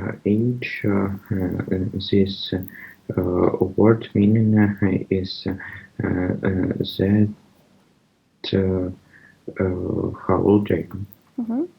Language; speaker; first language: English; non-native, learner; Russian